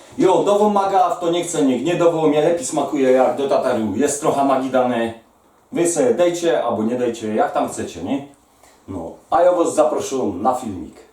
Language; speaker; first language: Polish; native; Polish